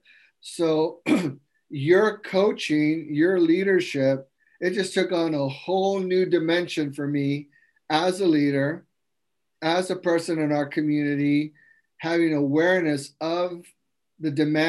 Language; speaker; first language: English; native; English